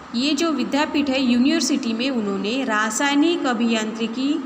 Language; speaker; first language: Hindi; non-native, local second language; Marathi